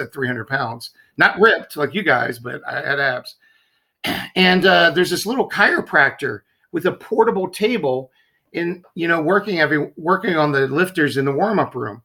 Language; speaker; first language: English; native; English